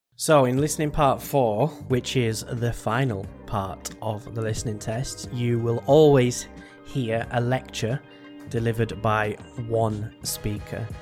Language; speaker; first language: English; native; English